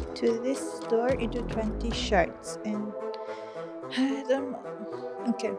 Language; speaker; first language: English; non-native, local second language; Malay